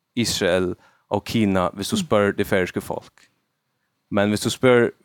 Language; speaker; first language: Swedish; non-native, learner; Faroese